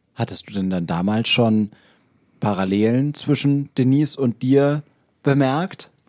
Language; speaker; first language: German; native; German